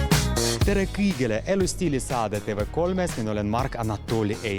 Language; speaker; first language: Estonian; non-native, local second language; Russian